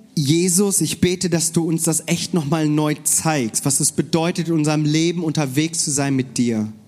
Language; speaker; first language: German; non-native, fluent; Korean